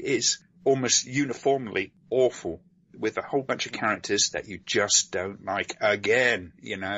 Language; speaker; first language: English; native; English